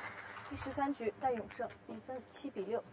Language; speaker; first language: Chinese; native; Chinese